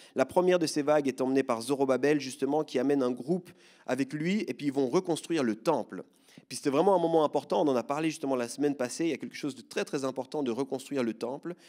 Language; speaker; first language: French; native; French